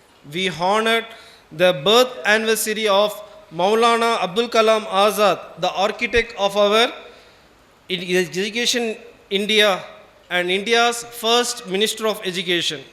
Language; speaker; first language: English; non-native, local second language; Tamil